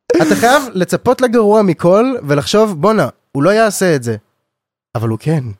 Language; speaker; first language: Hebrew; native; Hebrew